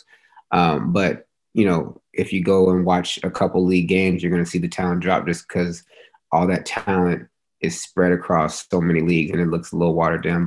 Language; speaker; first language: English; native; English